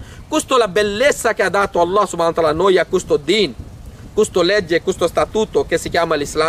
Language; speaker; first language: Italian; non-native, fluent; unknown